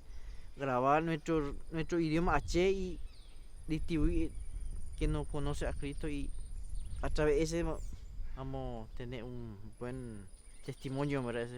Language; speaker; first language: Spanish; non-native, local second language; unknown